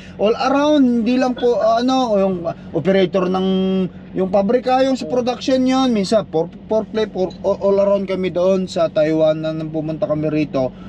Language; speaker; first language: Filipino; non-native, local second language; Iloko